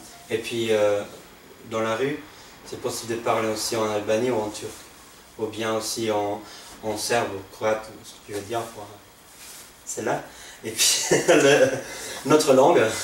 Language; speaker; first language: French; non-native, fluent; English